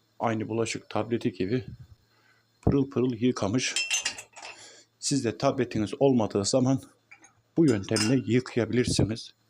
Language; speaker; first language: Turkish; native; Turkish